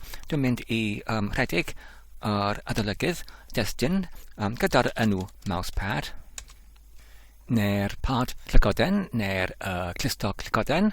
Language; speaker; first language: Welsh; non-native, learner; English